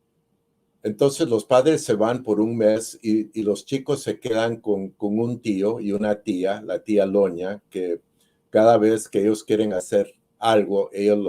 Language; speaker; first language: Spanish; early bilingual, heritage; Spanish